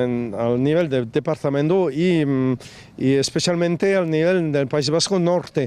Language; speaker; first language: Spanish; non-native, fluent; French